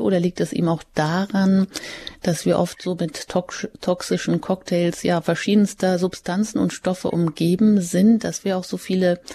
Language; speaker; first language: German; native; German